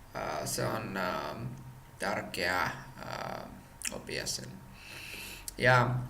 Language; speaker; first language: Finnish; non-native, learner; Czech